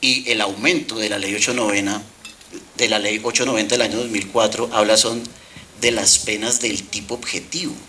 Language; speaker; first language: Spanish; native; Spanish